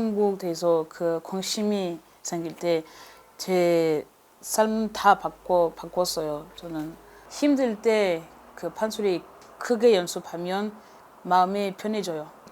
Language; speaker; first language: Korean; non-native, learner; French